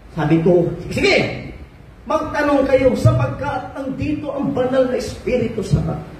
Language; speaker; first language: Filipino; non-native, local second language; Cebuano